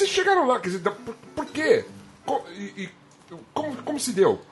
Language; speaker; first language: Portuguese; native; Portuguese